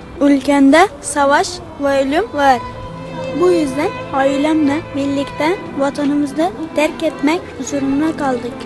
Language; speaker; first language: Turkish; early bilingual, other home language; Arabic